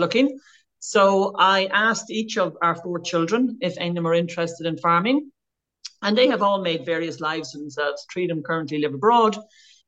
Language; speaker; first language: English; native; English